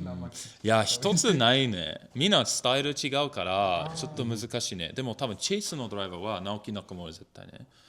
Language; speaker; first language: Japanese; non-native, learner; English